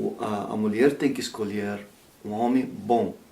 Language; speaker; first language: Portuguese; non-native, learner; Arabic